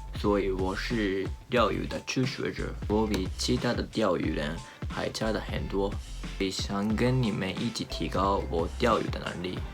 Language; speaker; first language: Chinese; non-native, learner; Japanese